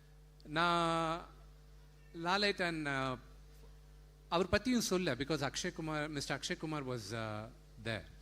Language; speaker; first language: Tamil; non-native, local second language; Telugu